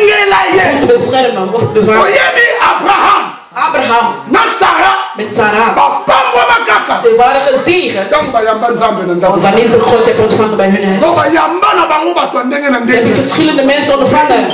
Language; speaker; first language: Dutch; non-native, learner; Lingala